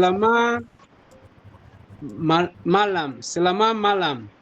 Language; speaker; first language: Indonesian; non-native, learner; Nyanja